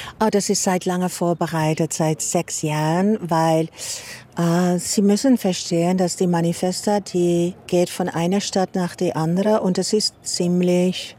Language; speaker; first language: German; non-native, fluent; Dutch